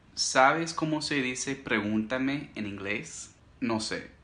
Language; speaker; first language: Spanish; non-native, fluent; English